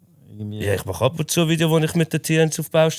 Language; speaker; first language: German; native; German